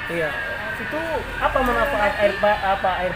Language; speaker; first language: Indonesian; non-native, fluent; Somali